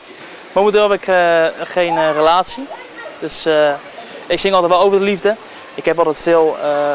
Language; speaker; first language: Dutch; native; Dutch